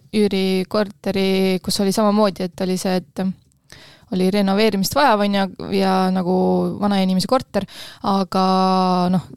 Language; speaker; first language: Estonian; native; Estonian